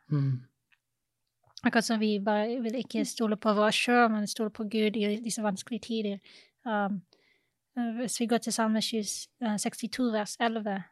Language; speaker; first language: Norwegian; non-native, fluent; English